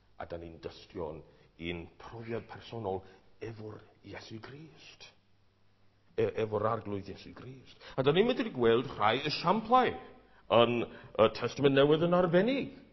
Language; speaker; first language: Welsh; non-native, fluent; English